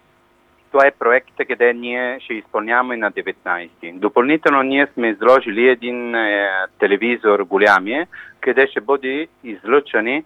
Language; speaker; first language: Bulgarian; non-native, learner; Italian